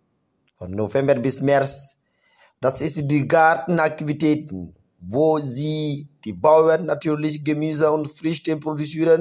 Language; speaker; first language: German; non-native, learner; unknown